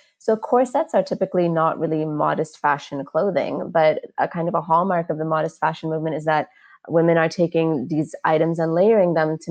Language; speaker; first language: English; native; English